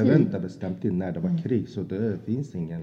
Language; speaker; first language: Swedish; non-native, fluent; Azerbaijani